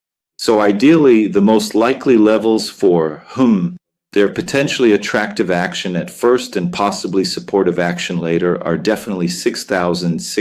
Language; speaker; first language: English; non-native, fluent; Italian